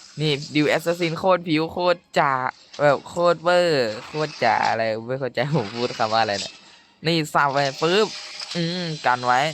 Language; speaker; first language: Thai; native; Thai